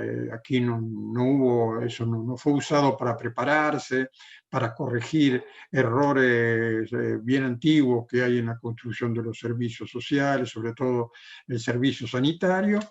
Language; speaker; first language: Spanish; non-native, fluent; Italian